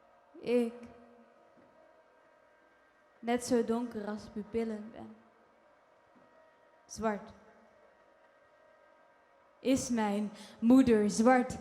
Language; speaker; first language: Dutch; early bilingual, other home language; Kinyarwanda